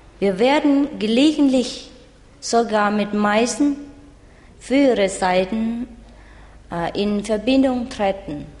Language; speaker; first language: German; non-native, learner; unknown